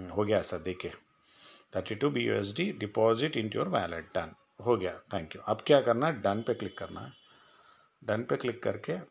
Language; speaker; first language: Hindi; non-native, local second language; Telugu